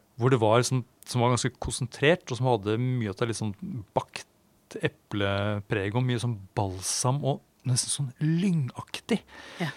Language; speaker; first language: Norwegian; non-native, fluent; Swedish